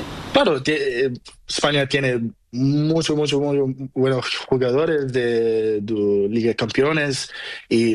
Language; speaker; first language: Spanish; non-native, learner; Portuguese